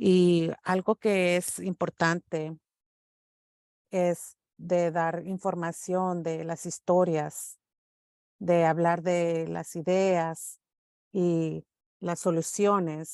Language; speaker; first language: Spanish; early bilingual, heritage; English